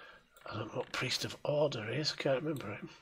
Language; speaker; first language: English; native; English